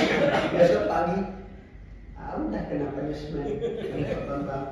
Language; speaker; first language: Indonesian; native; Indonesian